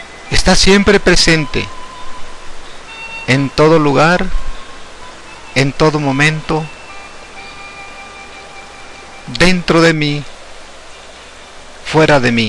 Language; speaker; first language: Spanish; native; Spanish